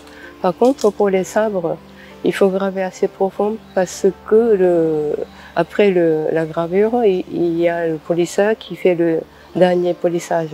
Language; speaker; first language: French; non-native, fluent; Japanese